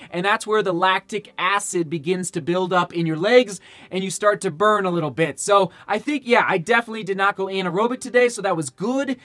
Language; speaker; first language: English; native; English